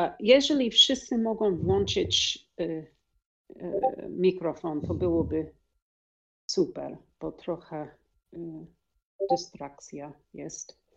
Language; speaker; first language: Polish; non-native, learner; English